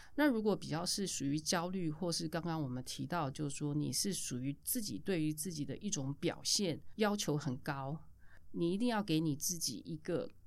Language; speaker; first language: Chinese; native; Chinese